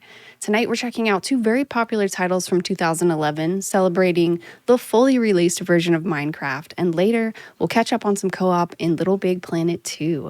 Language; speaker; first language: English; native; English